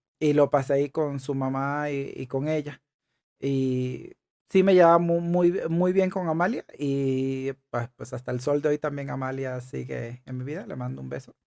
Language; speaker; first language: Spanish; native; Spanish